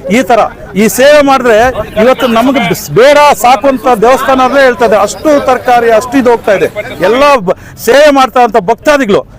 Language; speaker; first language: Kannada; native; Kannada